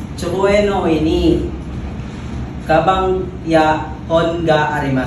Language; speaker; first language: Japanese; non-native, learner; Filipino